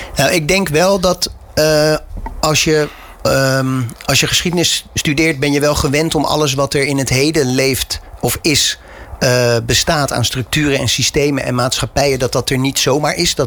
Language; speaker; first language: Dutch; native; Dutch